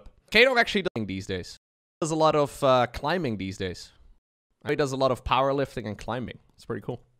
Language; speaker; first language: English; native; English